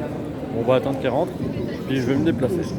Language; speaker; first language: French; native; French